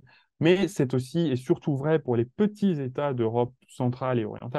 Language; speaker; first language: French; native; French